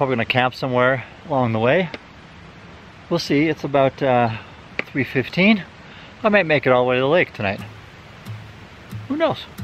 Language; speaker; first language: English; native; English